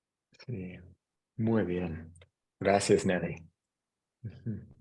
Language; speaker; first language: Spanish; non-native, fluent; English